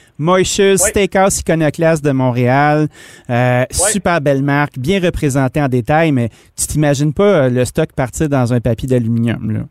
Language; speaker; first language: French; native; French